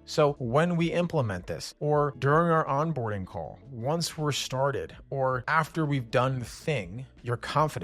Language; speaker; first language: English; native; English